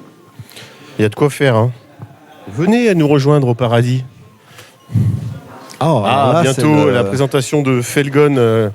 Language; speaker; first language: French; native; French